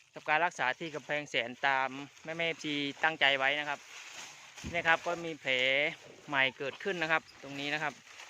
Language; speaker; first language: Thai; non-native, local second language; Khmer